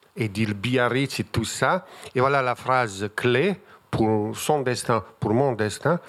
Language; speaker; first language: French; non-native, fluent; Bosnian